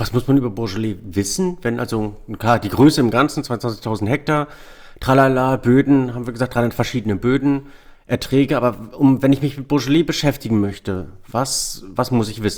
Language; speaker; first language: German; native; German